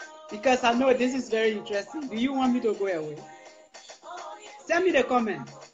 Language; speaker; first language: English; non-native, local second language; Mandingo